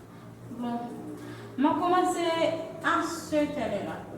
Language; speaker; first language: Portuguese; non-native, learner; Haitian Creole